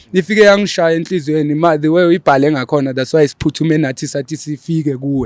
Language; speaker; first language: Zulu; non-native, local second language; Xhosa